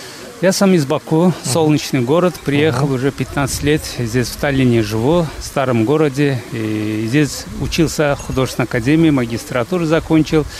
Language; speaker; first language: Russian; non-native, fluent; Azerbaijani